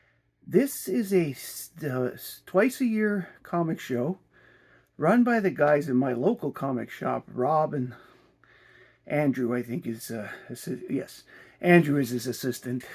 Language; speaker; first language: English; native; English